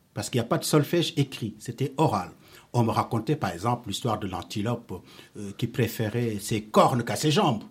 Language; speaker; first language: French; non-native, local second language; Wolof